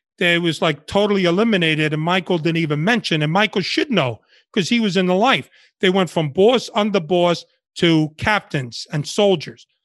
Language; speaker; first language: English; early bilingual, other home language; Spanish